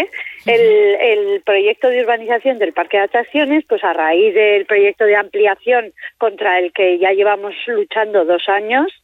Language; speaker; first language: Spanish; native; Spanish